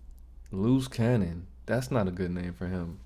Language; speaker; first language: English; native; English